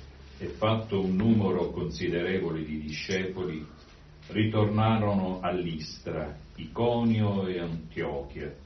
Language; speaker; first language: Italian; native; Italian